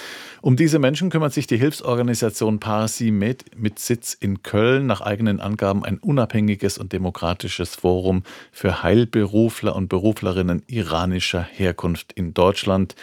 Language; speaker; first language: German; native; German